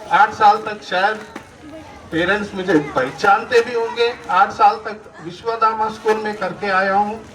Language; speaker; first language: Hindi; non-native, local second language; Kannada